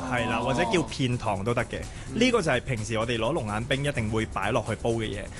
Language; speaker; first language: Cantonese; early bilingual, other home language; Thai